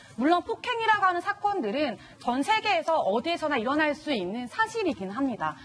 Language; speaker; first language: Korean; native; Korean